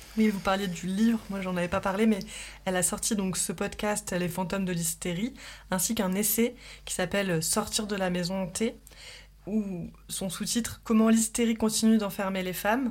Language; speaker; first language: French; native; French